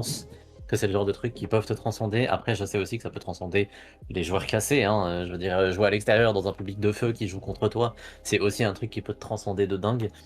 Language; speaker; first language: French; native; French